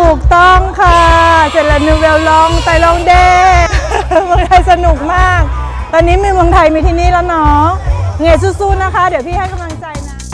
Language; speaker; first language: Thai; native; Thai